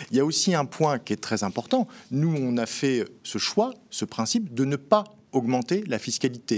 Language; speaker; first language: French; native; French